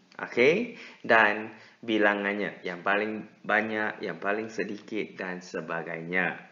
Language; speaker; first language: Malay; non-native, local second language; Chinese